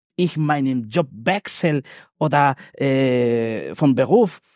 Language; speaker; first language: German; non-native, fluent; Spanish